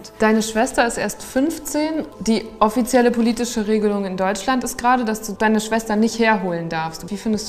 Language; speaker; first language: German; native; German